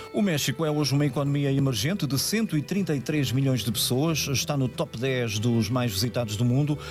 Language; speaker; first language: Portuguese; native; Portuguese